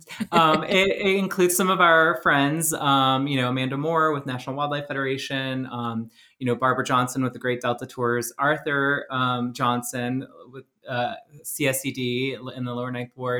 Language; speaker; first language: English; native; English